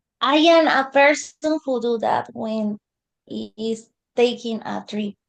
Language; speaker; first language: English; non-native, learner; Spanish